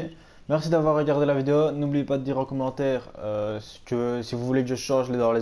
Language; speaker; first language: French; native; French